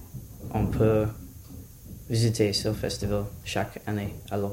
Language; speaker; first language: French; non-native, learner; English